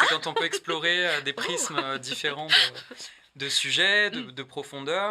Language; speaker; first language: French; native; French